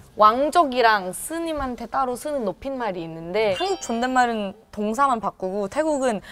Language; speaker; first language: Korean; non-native, fluent; Thai